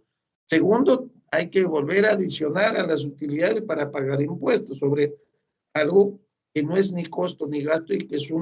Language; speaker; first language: Spanish; native; Spanish